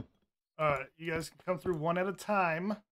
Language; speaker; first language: English; native; English